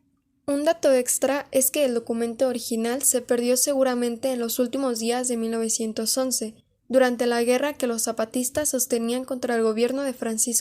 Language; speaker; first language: Spanish; native; Spanish